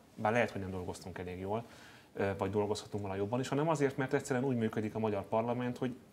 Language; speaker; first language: Hungarian; native; Hungarian